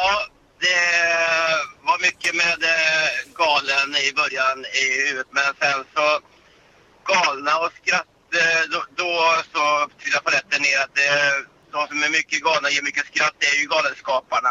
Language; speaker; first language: Swedish; native; Swedish